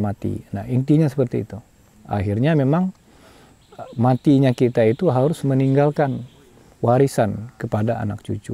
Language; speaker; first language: Indonesian; non-native, local second language; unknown